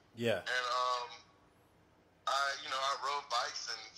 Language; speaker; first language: English; native; English